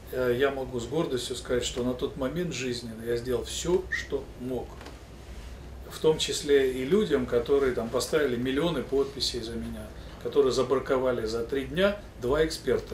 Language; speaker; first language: Russian; native; Russian